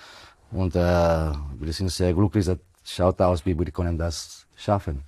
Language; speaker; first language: German; non-native, fluent; Spanish